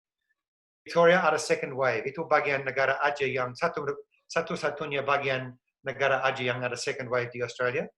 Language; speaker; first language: Indonesian; non-native, fluent; English